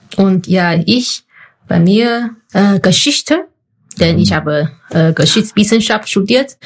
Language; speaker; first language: German; non-native, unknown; Chinese